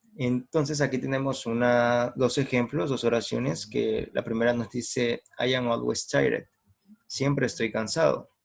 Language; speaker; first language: Spanish; native; Spanish